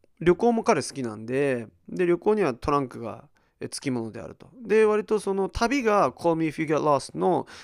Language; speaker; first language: Japanese; early bilingual, heritage; Japanese